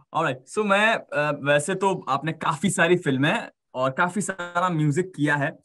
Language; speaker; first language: Hindi; native; Hindi